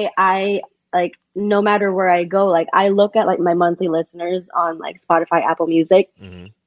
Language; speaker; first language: English; native; English